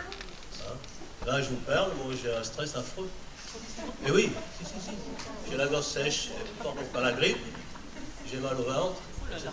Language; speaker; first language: French; native; French